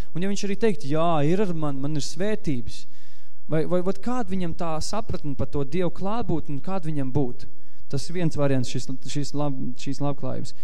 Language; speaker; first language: Latvian; native; Latvian